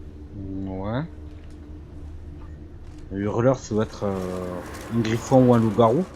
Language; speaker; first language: French; native; French